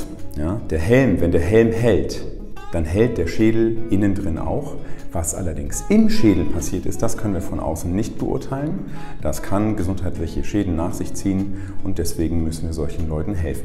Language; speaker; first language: German; native; German